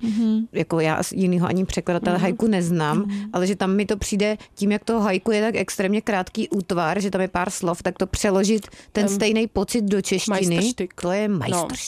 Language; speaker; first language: Czech; native; Czech